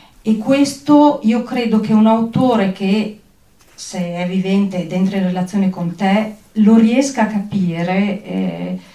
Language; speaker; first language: Italian; native; Italian